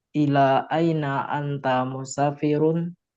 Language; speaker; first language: Arabic; non-native, learner; Indonesian